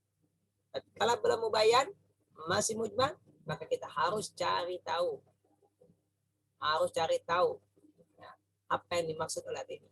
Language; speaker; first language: Indonesian; native; Indonesian